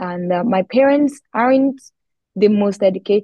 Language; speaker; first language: English; non-native, local second language; Yoruba